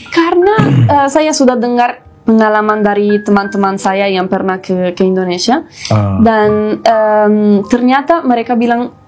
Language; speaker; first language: Indonesian; non-native, fluent; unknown